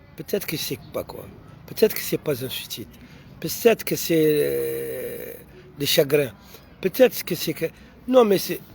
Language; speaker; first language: French; non-native, local second language; Arabic